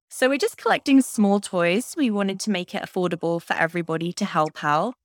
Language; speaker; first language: English; native; English